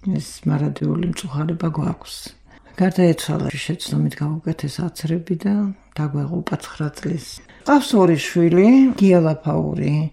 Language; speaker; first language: Georgian; native; Georgian